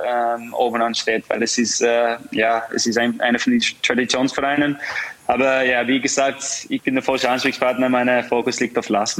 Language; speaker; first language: German; non-native, fluent; English